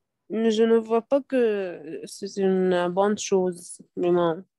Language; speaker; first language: French; non-native, learner; Arabic